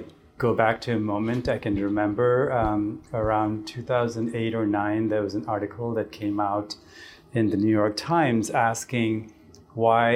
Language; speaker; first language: English; non-native, local second language; Tamil